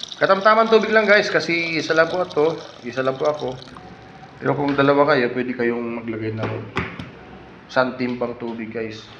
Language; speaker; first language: Filipino; non-native, local second language; Waray